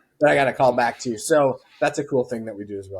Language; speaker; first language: English; native; English